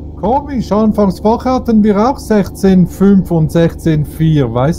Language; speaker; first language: German; native; German